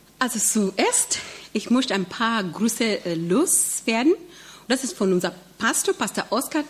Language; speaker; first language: German; non-native, fluent; Swahili